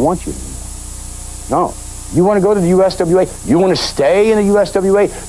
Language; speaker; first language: English; native; English